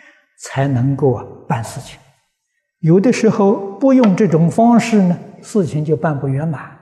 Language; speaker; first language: Chinese; native; Chinese